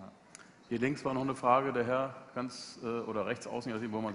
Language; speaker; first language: German; native; German